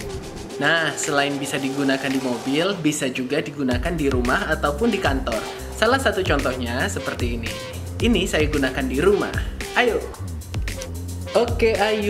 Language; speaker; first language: Indonesian; native; Indonesian